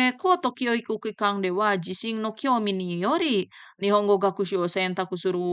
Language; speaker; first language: Japanese; non-native, fluent; Indonesian